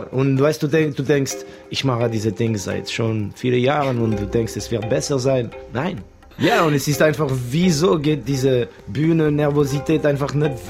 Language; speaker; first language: German; non-native, local second language; French